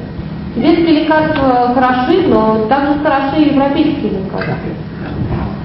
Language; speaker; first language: Russian; native; Russian